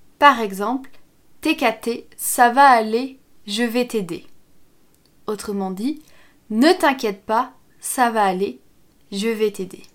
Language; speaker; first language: French; native; French